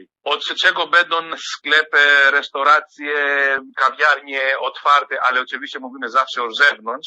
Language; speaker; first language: Polish; non-native, fluent; Greek